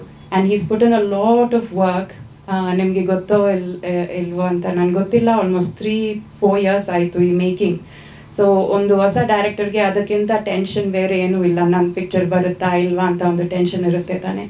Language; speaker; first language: Kannada; non-native, fluent; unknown